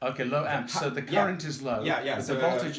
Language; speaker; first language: English; native; English